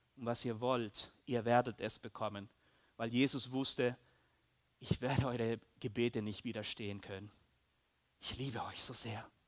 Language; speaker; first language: German; early bilingual, heritage; Spanish